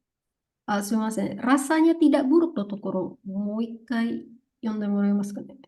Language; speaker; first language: Japanese; non-native, fluent; Indonesian